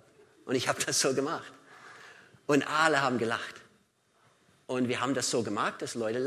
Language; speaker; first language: German; non-native, fluent; English